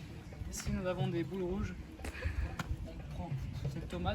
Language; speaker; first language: French; native; French